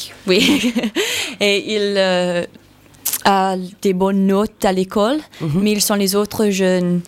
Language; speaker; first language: French; non-native, learner; English